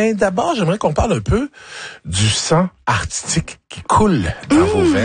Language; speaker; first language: French; native; French